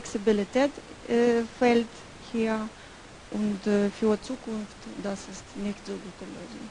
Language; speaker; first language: German; non-native, learner; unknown